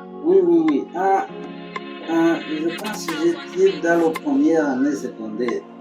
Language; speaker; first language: French; non-native, learner; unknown